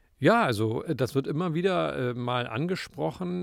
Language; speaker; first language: German; native; German